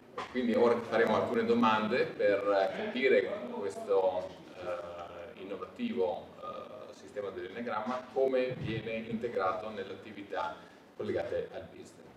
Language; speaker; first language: Italian; native; Italian